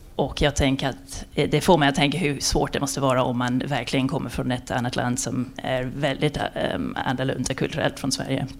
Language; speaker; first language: Swedish; non-native, fluent; English